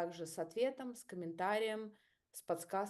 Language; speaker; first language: Russian; native; Russian